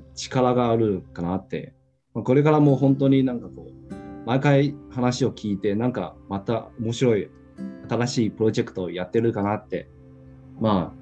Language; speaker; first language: Japanese; non-native, fluent; Chinese